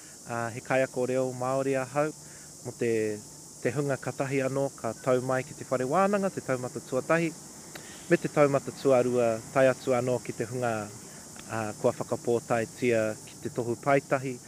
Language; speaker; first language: Māori; non-native, local second language; English